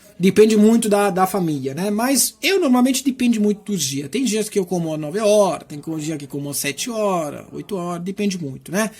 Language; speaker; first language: Portuguese; non-native, fluent; Italian